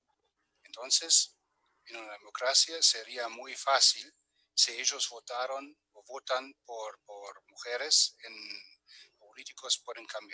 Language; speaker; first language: Spanish; non-native, fluent; German